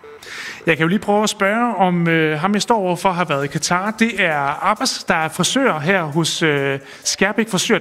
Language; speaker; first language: Danish; native; Danish